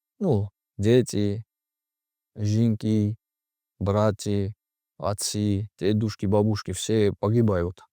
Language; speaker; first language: Russian; non-native, learner; Georgian